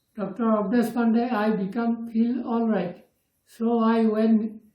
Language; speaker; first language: English; non-native, local second language; Assamese